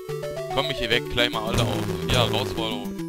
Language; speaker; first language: German; native; German